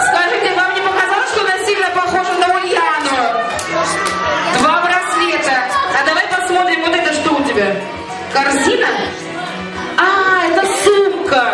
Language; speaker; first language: Russian; native; Russian